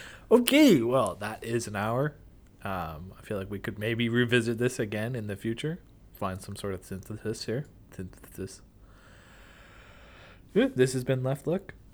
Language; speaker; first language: English; native; English